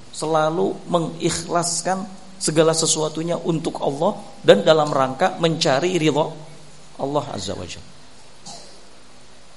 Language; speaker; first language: Indonesian; native; Indonesian